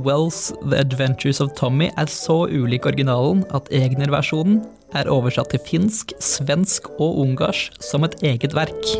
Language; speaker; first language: Norwegian; native; Norwegian